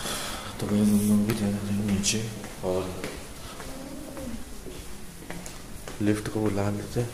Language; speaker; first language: Hindi; native; Hindi